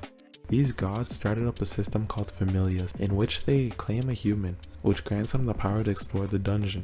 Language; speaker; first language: English; native; English